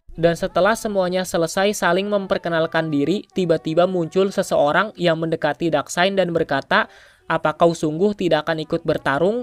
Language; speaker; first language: Indonesian; native; Indonesian